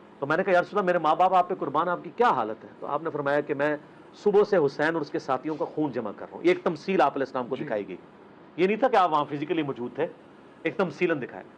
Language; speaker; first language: Urdu; non-native, local second language; Punjabi